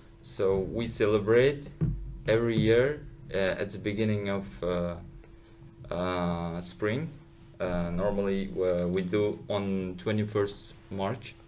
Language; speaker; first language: English; non-native, learner; Uzbek